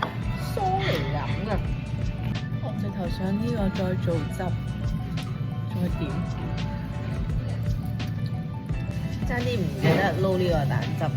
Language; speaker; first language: Cantonese; native; Cantonese